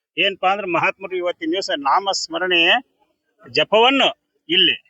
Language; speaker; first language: Kannada; native; Kannada